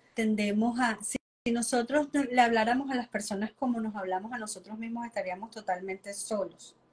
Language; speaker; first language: Spanish; native; Spanish